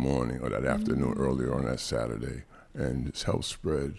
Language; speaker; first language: English; native; English